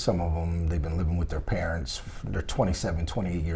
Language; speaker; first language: English; native; English